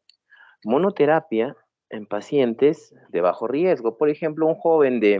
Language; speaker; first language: Spanish; native; Spanish